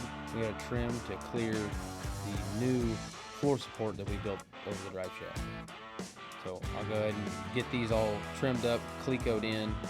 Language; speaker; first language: English; native; English